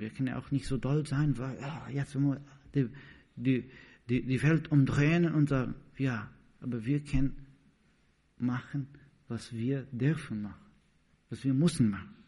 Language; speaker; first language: German; non-native, learner; Portuguese